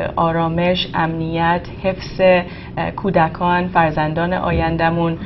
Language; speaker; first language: Persian; native; Persian